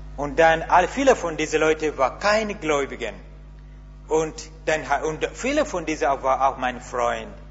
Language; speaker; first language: German; non-native, learner; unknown